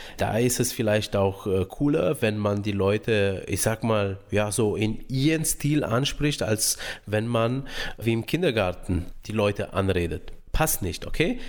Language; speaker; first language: German; early bilingual, other home language; Romanian